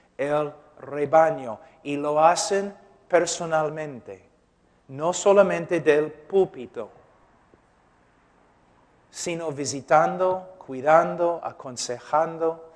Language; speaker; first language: Spanish; non-native, fluent; English